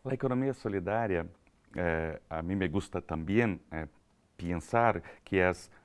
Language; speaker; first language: Spanish; non-native, learner; Portuguese